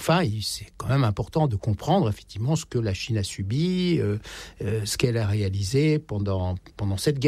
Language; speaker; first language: French; native; French